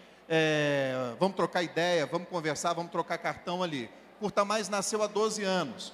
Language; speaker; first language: Portuguese; native; Portuguese